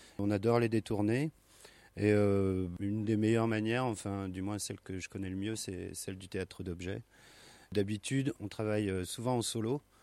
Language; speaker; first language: French; native; French